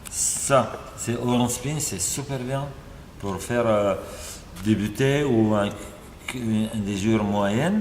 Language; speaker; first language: French; non-native, fluent; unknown